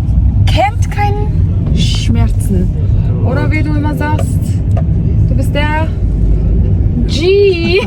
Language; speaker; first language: German; non-native, learner; Mongolian